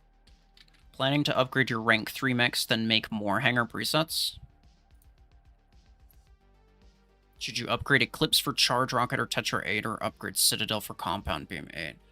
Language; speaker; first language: English; native; English